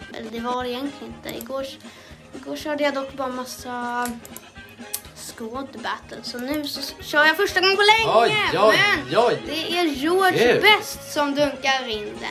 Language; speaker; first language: Swedish; native; Swedish